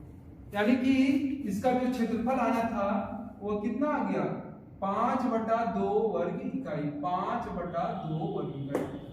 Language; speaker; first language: Hindi; native; Hindi